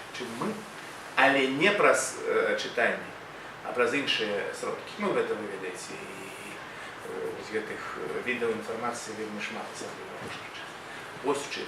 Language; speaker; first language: Belarusian; non-native, local second language; Russian